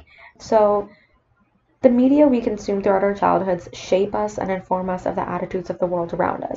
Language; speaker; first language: English; non-native, local second language; Sinhala